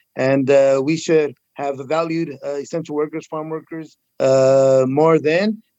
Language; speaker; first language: English; native; English